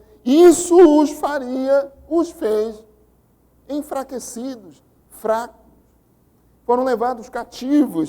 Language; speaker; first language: Portuguese; native; Portuguese